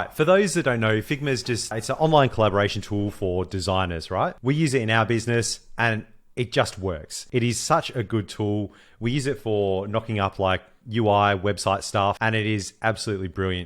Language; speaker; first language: English; native; English